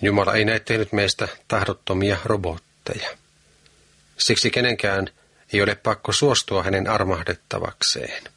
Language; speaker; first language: Finnish; native; Finnish